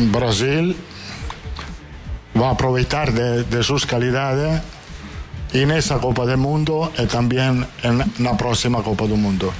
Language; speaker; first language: Spanish; non-native, fluent; Italian